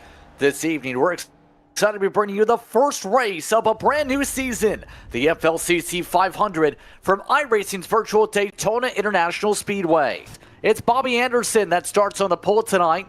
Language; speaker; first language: English; native; English